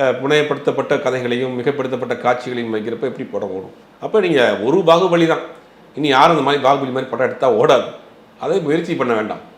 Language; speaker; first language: Tamil; native; Tamil